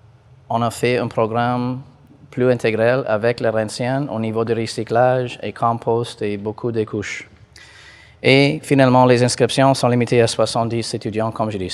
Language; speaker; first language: French; non-native, fluent; English